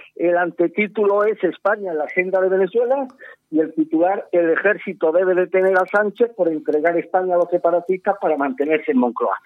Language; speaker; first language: Spanish; native; Spanish